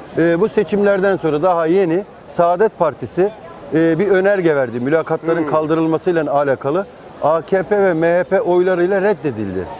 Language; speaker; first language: Turkish; native; Turkish